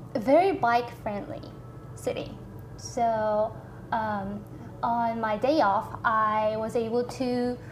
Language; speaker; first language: English; non-native, fluent; Korean